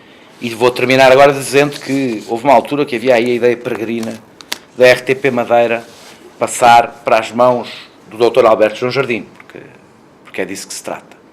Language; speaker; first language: Portuguese; native; Portuguese